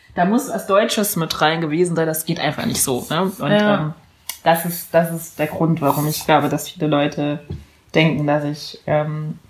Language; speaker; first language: German; early bilingual, other home language; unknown